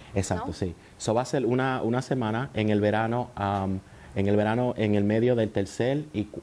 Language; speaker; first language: Spanish; early bilingual, heritage; Spanish